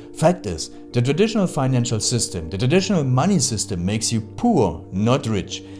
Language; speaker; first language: English; non-native, fluent; German